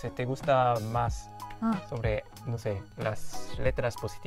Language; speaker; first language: Spanish; non-native, fluent; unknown